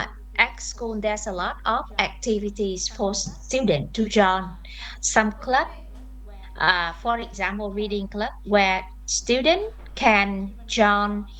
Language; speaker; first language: English; non-native, fluent; Vietnamese